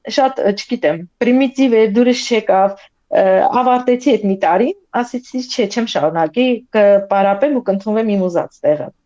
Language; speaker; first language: Armenian; native; Armenian